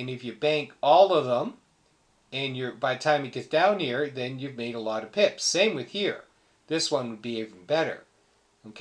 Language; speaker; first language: English; native; English